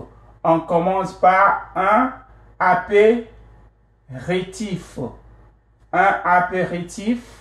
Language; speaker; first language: French; non-native, fluent; English